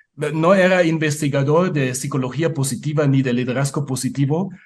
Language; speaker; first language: Spanish; non-native, fluent; German